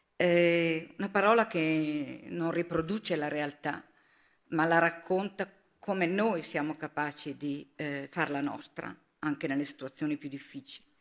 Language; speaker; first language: Italian; native; Italian